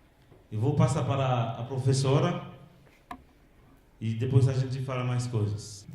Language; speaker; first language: Portuguese; non-native, local second language; Haitian Creole